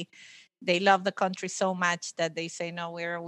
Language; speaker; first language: English; non-native, fluent; Italian